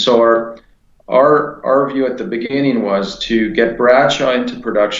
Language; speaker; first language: English; native; English